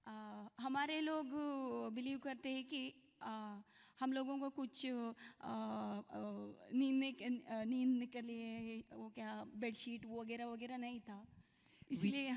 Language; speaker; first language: Hindi; non-native, local second language; Kannada